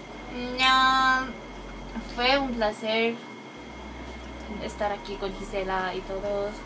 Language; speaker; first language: Spanish; non-native, fluent; Korean